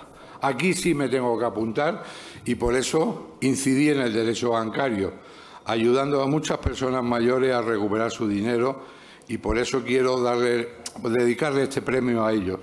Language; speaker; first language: Spanish; native; Spanish